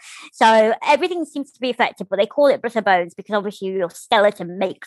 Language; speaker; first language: English; native; English